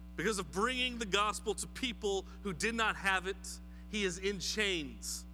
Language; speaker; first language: English; native; English